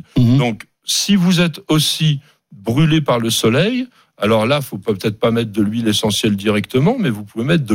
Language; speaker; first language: French; native; French